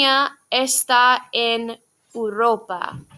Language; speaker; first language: Spanish; non-native, fluent; English